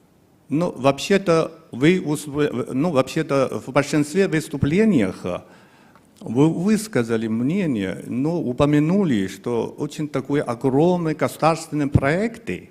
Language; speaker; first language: Russian; non-native, fluent; Chinese